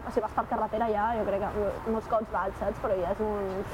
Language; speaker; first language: Catalan; native; Catalan